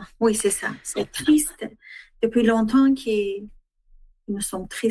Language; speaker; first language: French; non-native, learner; Persian